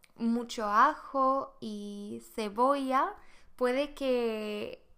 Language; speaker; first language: Spanish; non-native, fluent; Swedish